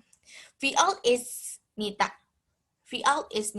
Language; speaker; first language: German; non-native, learner; Indonesian